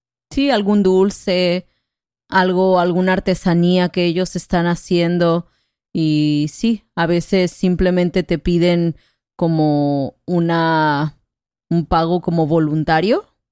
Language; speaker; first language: Spanish; native; Spanish